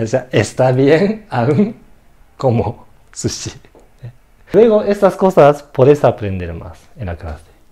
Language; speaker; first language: Spanish; non-native, learner; Japanese